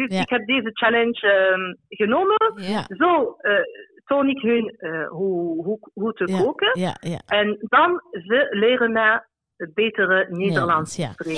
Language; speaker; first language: Dutch; non-native, local second language; French